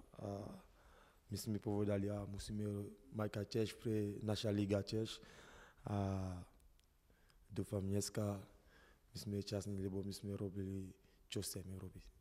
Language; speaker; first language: Slovak; non-native, learner; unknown